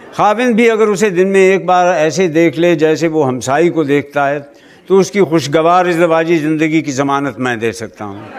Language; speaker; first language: Urdu; native; Urdu